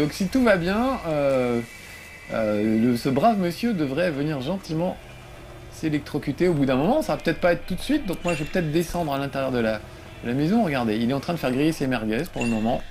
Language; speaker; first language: French; native; French